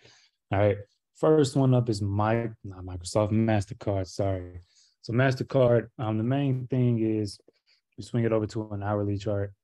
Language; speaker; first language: English; native; English